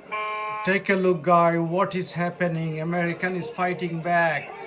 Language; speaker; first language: English; non-native, learner; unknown